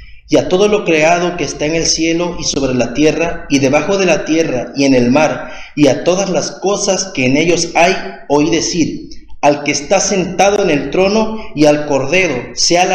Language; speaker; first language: Spanish; native; Spanish